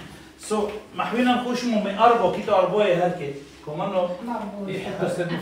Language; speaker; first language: Swedish; early bilingual, other home language; Assyrian Neo-Aramaic